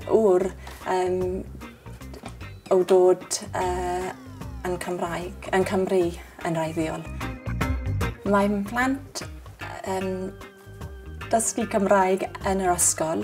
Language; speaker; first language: Welsh; non-native, learner; English